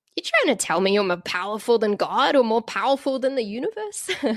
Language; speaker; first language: English; native; English